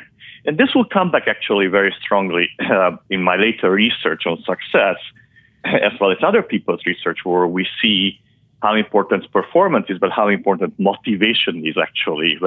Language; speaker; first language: English; non-native, fluent; Hungarian